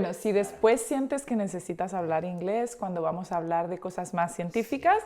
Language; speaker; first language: Spanish; native; Spanish